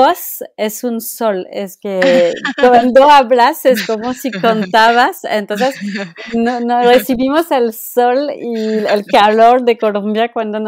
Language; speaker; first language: Spanish; non-native, local second language; French